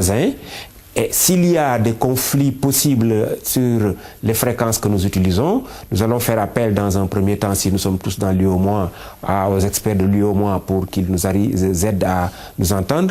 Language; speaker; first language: French; non-native, local second language; Wolof